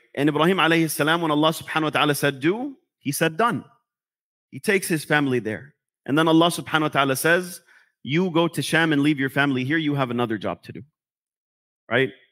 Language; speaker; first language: English; native; English